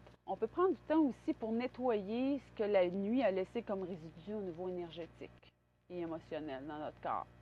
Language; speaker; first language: French; native; French